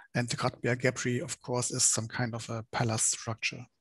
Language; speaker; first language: English; non-native, fluent; German